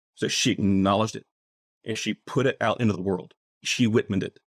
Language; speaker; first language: English; native; English